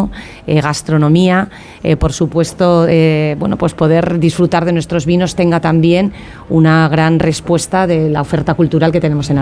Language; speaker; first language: Spanish; native; Spanish